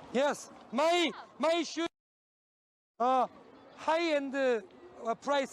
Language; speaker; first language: English; non-native, learner; Korean